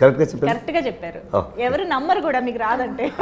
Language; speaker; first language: Telugu; native; Telugu